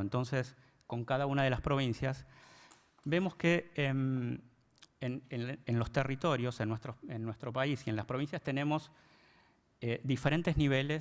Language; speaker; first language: Spanish; native; Spanish